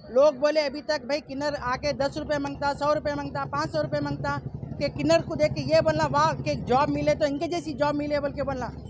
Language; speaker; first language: Hindi; non-native, local second language; Urdu